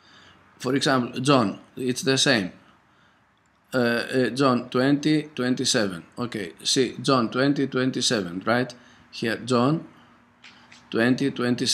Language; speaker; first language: English; non-native, fluent; Greek